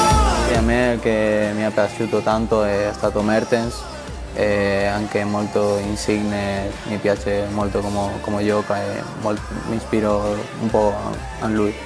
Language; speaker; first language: Italian; non-native, fluent; Spanish